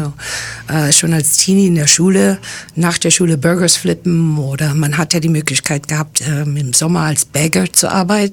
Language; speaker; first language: German; early bilingual, other home language; English